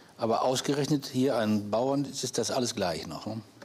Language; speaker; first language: German; native; German